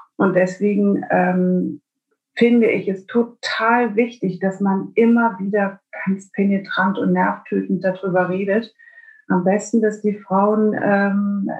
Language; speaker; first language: German; native; German